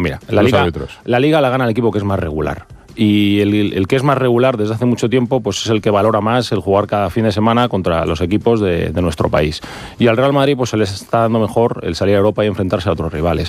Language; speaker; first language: Spanish; native; Spanish